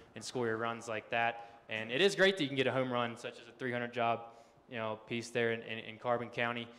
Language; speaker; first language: English; native; English